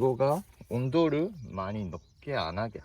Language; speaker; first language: Korean; non-native, learner; Japanese